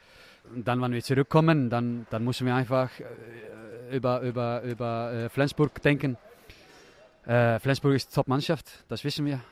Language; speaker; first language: German; non-native, fluent; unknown